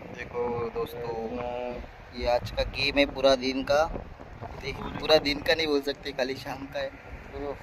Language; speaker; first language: Hindi; non-native, local second language; Marathi